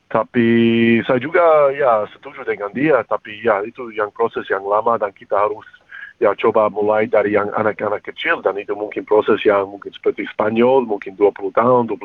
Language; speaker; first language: Indonesian; early bilingual, heritage; English